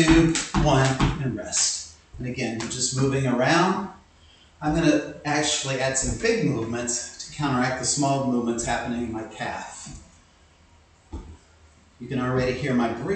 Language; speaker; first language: English; native; English